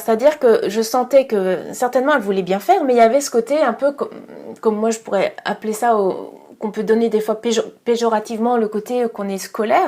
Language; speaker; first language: French; native; French